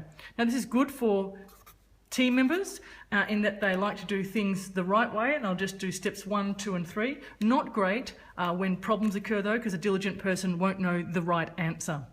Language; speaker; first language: English; native; English